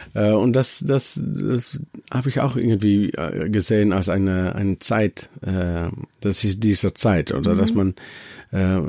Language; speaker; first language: German; non-native, learner; Dutch